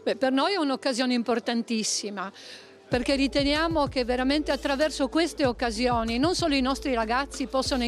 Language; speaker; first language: Italian; native; Italian